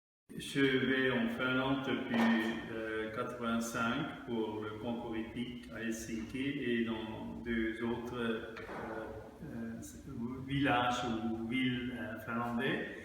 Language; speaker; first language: French; non-native, fluent; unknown